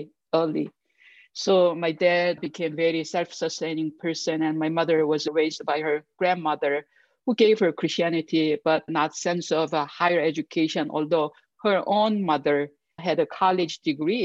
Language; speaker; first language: English; non-native, fluent; Korean